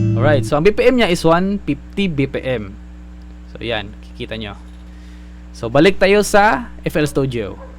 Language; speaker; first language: Filipino; non-native, local second language; Cebuano